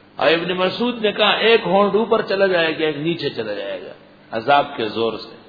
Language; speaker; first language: Urdu; non-native, local second language; Pashto